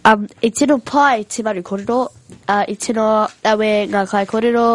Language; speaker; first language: Māori; non-native, local second language; English